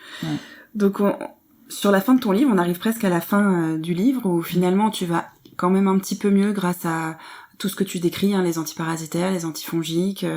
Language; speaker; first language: French; native; French